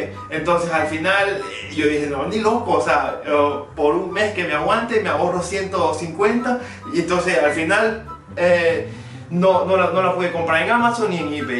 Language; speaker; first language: Spanish; early bilingual, other home language; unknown